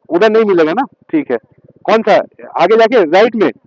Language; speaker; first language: Hindi; non-native, local second language; Bangla